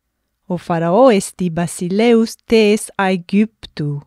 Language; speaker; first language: Greek; non-native, fluent; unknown